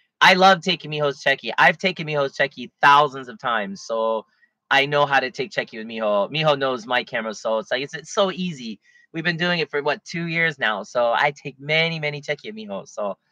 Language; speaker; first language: English; native; English